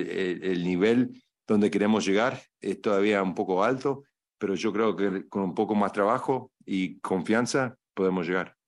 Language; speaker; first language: Spanish; non-native, fluent; English